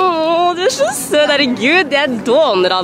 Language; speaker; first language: Norwegian; native; Norwegian